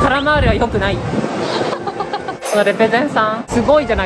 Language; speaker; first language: Japanese; native; Japanese